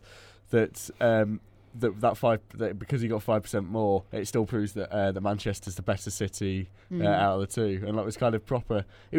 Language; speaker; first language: English; native; English